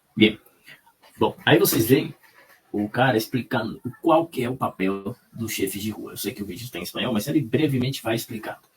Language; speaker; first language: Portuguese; non-native, fluent; Spanish